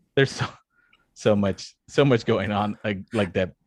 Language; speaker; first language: English; non-native, fluent; Spanish